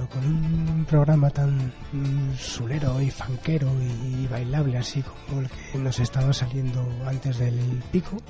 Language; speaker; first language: Spanish; native; Spanish